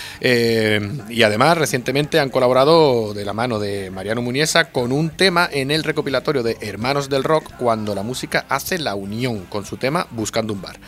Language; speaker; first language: Spanish; native; Spanish